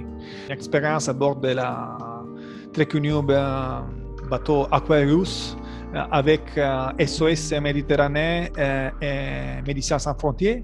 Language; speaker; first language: French; non-native, learner; Italian